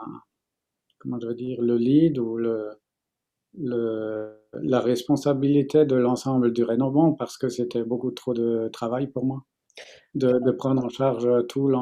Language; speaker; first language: French; non-native, fluent; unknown